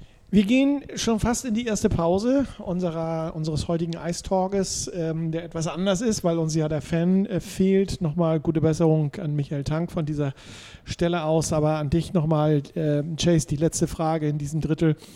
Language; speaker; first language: German; native; German